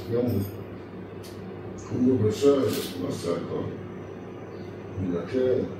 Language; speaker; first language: Hebrew; non-native, learner; Telugu